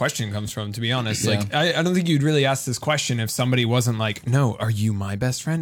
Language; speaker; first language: English; native; English